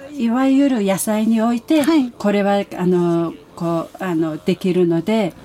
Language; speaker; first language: Japanese; non-native, fluent; Mongolian